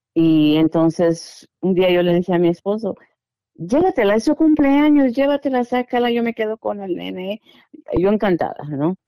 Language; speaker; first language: Spanish; native; Spanish